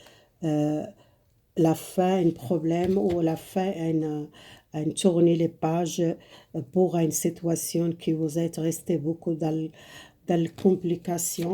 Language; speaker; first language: French; non-native, fluent; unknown